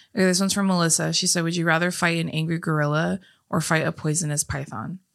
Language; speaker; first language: English; native; English